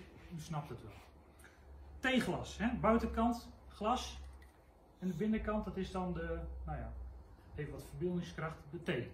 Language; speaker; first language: Dutch; native; Dutch